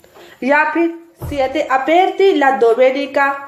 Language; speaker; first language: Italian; non-native, fluent; Urdu